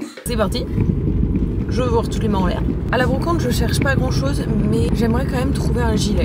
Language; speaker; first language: French; native; French